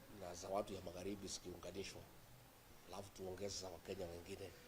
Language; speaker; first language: Swahili; non-native, local second language; Kikuyu